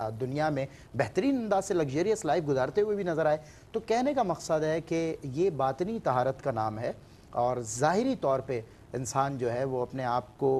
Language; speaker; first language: Urdu; native; Urdu